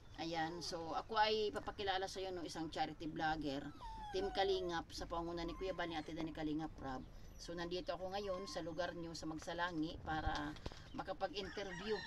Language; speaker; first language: Filipino; non-native, local second language; Cebuano